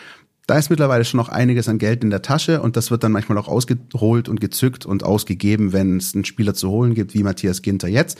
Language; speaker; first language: German; native; German